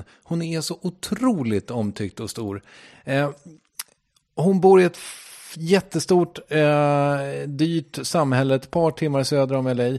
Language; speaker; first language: Swedish; native; Swedish